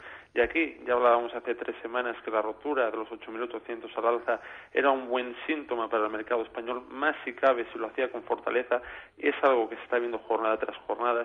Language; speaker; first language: Spanish; native; Spanish